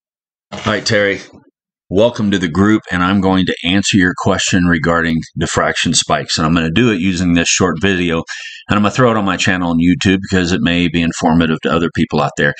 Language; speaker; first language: English; native; English